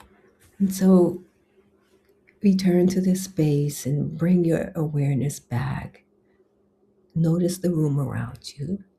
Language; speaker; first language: English; native; English